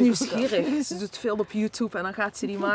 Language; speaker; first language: Dutch; early bilingual, other home language; Turkish